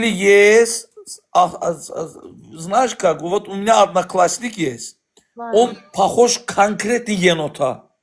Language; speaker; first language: Russian; non-native, learner; Azerbaijani